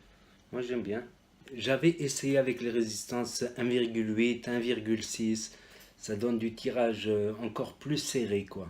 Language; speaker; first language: French; native; French